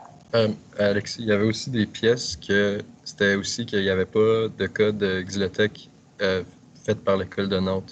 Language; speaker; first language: French; native; French